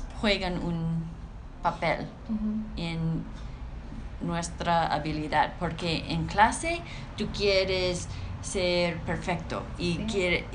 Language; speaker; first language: Spanish; non-native, learner; English